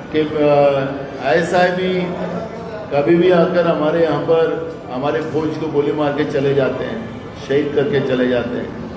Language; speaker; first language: Hindi; non-native, local second language; Marathi